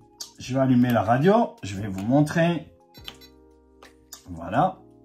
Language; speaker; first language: French; native; French